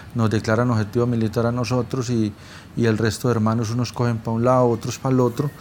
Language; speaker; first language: Spanish; native; Spanish